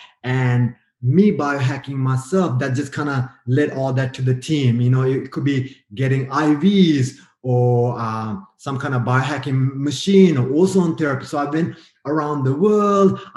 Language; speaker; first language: English; non-native, fluent; Sinhala